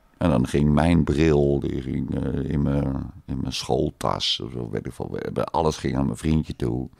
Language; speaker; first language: Dutch; native; Dutch